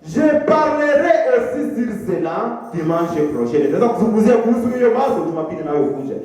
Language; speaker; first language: French; non-native, local second language; Swahili